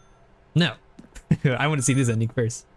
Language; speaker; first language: English; native; English